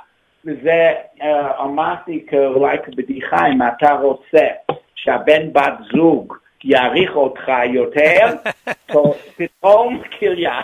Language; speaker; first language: Hebrew; non-native, fluent; English